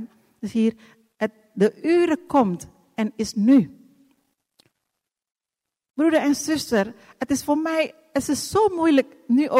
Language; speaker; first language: Dutch; non-native, fluent; Indonesian